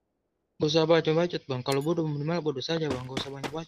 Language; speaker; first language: Indonesian; native; Indonesian